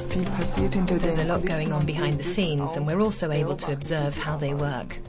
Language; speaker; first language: English; non-native, fluent; Turkish